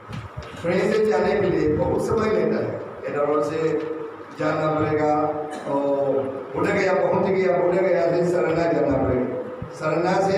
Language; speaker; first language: Hindi; non-native, fluent; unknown